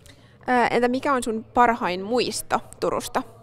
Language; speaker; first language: Finnish; native; Finnish